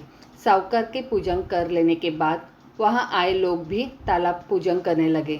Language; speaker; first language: Hindi; native; Hindi